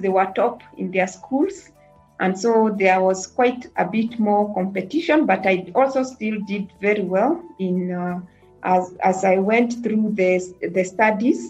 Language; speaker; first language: English; non-native, local second language; Kikuyu